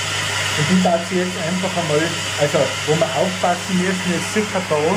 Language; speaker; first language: German; native; German